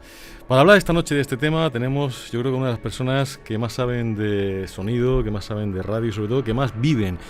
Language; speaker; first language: Spanish; native; Spanish